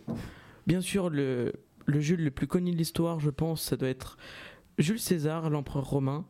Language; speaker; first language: French; native; French